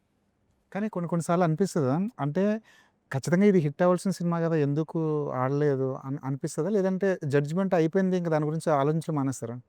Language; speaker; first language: Telugu; native; Telugu